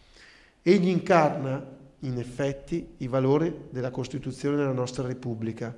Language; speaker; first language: Italian; native; Italian